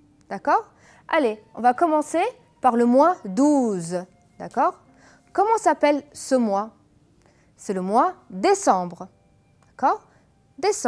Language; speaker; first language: French; non-native, fluent; Arabic